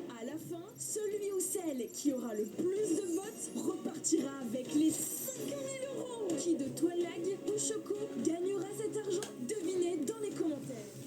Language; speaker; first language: French; native; French